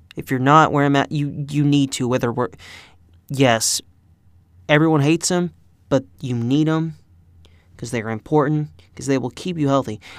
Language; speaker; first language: English; early bilingual, other home language; Spanish